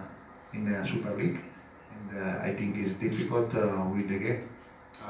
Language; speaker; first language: English; non-native, learner; Italian